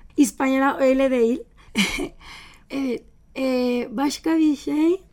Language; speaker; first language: Turkish; non-native, learner; Spanish